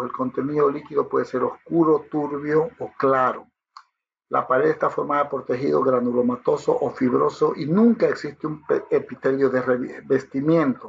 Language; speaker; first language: Spanish; native; Spanish